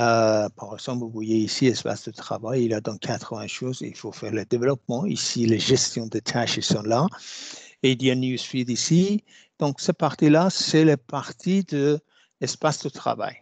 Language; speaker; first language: French; non-native, fluent; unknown